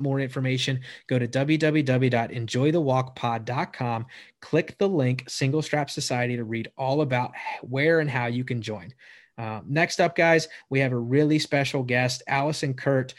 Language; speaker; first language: English; native; English